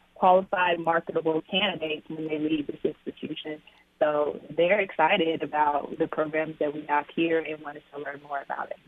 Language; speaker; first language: English; native; English